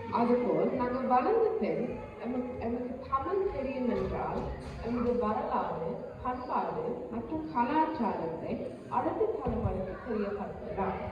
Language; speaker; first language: Tamil; early bilingual, heritage; Tamil